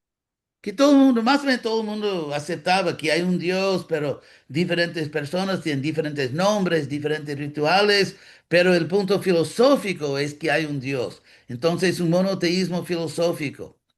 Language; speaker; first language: Spanish; non-native, fluent; English